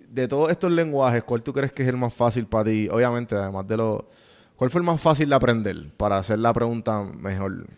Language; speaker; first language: Spanish; native; Spanish